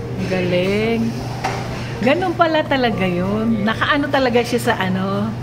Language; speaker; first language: Filipino; native; Filipino